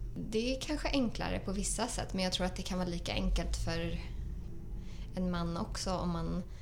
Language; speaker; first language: Swedish; native; Swedish